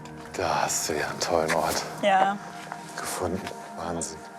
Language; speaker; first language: German; native; German